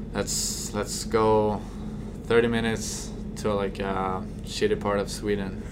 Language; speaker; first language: English; non-native, fluent; Swedish